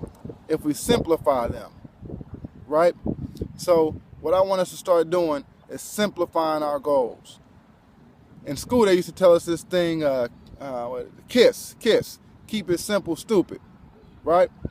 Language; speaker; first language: English; native; English